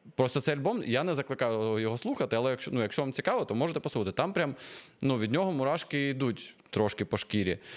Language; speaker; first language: Ukrainian; non-native, local second language; Russian